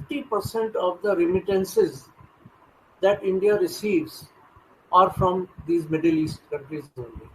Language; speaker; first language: English; non-native, local second language; Hindi